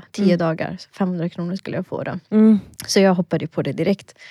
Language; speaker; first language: Swedish; early bilingual, other home language; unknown